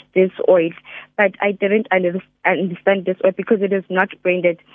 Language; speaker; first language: English; non-native, local second language; Northern Sotho